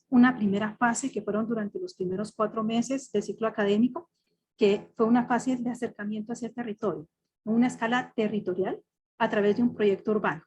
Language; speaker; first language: Spanish; native; Spanish